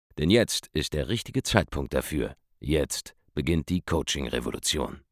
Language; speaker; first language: German; native; German